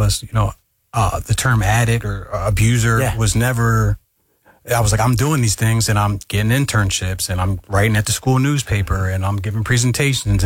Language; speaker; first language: English; native; English